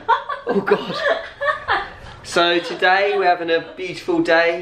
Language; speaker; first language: English; native; English